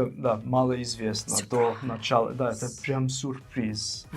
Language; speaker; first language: Russian; non-native, fluent; English